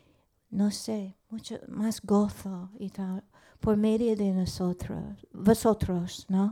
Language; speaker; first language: Spanish; non-native, learner; English